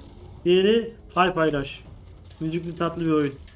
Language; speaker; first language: Turkish; native; Turkish